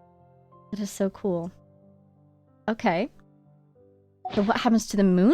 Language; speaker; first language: English; native; English